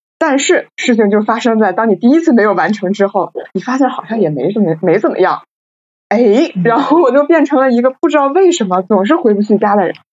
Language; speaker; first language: Chinese; native; Chinese